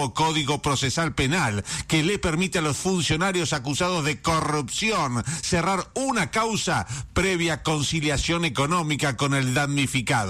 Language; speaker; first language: Spanish; native; Spanish